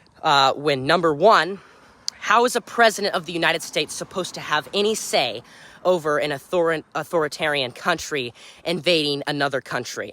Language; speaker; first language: English; native; English